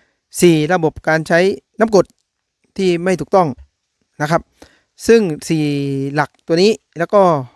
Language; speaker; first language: Thai; native; Thai